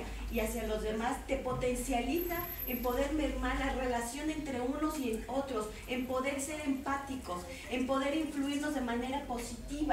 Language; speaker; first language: Spanish; native; Spanish